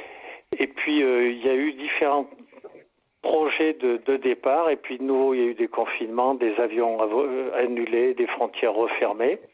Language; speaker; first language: French; native; French